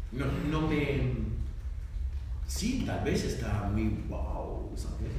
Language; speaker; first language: Spanish; non-native, learner; French